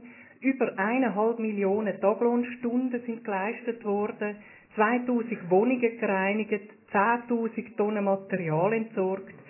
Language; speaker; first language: German; native; German